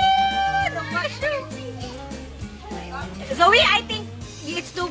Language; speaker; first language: English; non-native, local second language; Cebuano